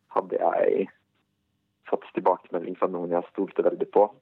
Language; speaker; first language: Norwegian; early bilingual, other home language; Bosnian